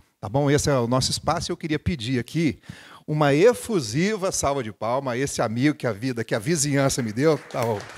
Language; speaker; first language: Portuguese; native; Portuguese